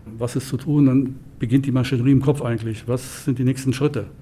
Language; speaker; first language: German; native; German